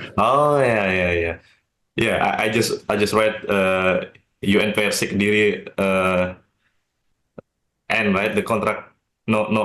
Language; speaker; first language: English; non-native, learner; Indonesian